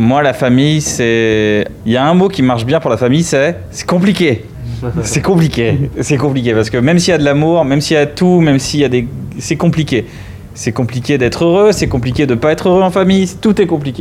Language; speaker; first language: French; native; French